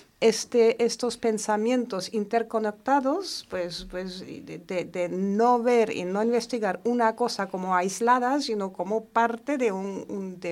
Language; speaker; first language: Spanish; non-native, fluent; German